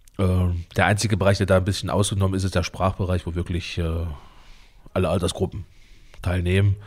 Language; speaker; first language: German; native; German